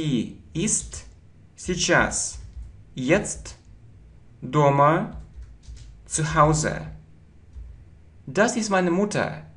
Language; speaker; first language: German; non-native, fluent; Russian